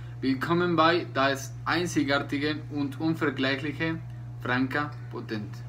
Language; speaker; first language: German; non-native, learner; Spanish